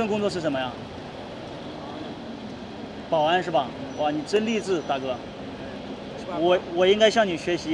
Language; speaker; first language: Chinese; native; Chinese